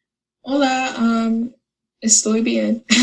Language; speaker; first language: Spanish; non-native, learner; English